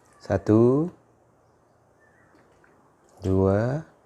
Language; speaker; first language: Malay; non-native, learner; Thai